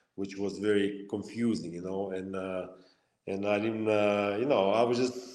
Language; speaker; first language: English; non-native, fluent; Lithuanian